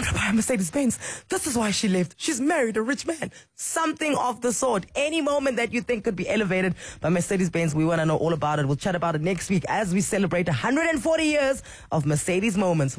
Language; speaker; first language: English; non-native, local second language; Xhosa